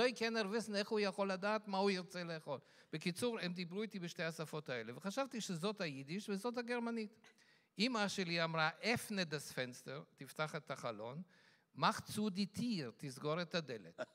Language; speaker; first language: Hebrew; non-native, fluent; Yiddish